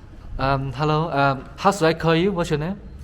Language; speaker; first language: English; non-native, learner; Chinese